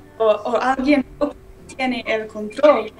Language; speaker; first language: Spanish; non-native, learner; English